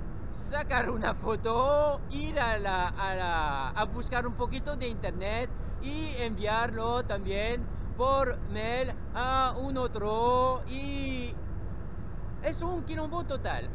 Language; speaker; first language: Spanish; non-native, learner; French